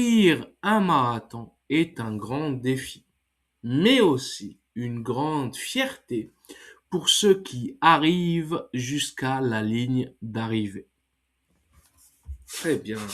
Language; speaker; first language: French; non-native, fluent; English